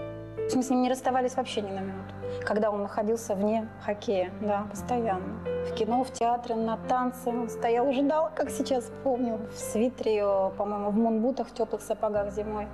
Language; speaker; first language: Russian; native; Russian